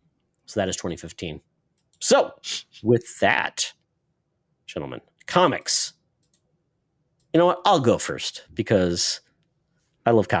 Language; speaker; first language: English; native; English